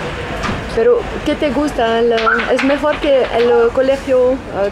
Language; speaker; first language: Spanish; non-native, fluent; French